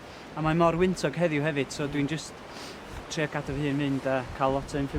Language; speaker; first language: Welsh; native; Welsh